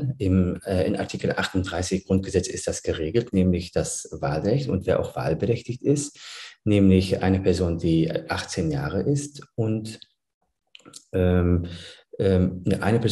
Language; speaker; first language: German; early bilingual, other home language; Turkish